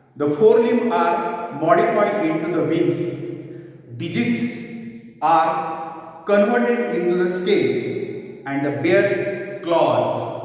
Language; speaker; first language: English; non-native, local second language; Marathi